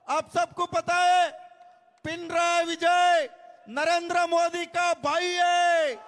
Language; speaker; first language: Hindi; non-native, local second language; Kannada